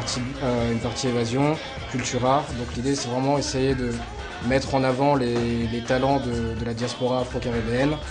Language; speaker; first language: French; native; French